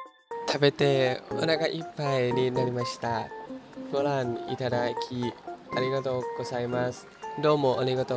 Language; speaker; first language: Japanese; non-native, learner; Thai